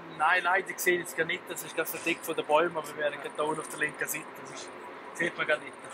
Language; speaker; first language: German; native; German